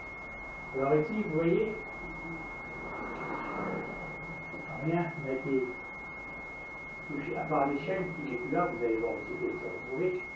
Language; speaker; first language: French; native; French